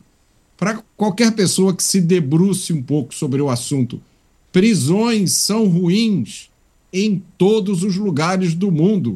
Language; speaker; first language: Portuguese; native; Portuguese